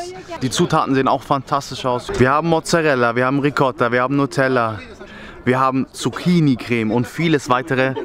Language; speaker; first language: German; native; German